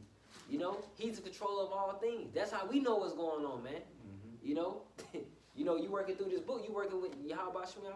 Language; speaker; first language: English; native; English